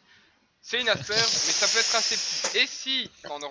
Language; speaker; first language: French; native; French